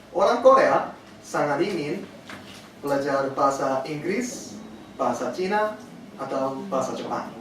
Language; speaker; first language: Indonesian; non-native, learner; Korean